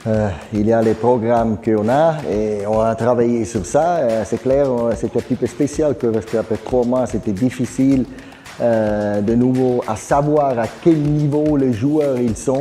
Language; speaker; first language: French; non-native, fluent; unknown